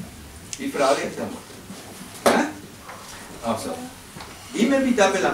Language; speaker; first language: German; non-native, learner; Spanish